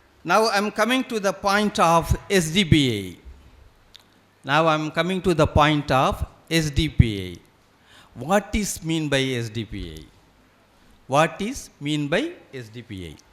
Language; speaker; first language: English; non-native, local second language; Tamil